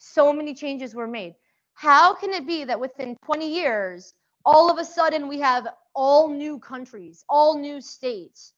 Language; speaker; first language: English; early bilingual, other home language; Persian